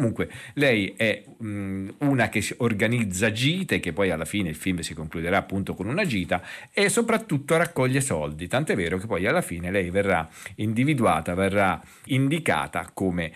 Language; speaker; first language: Italian; native; Italian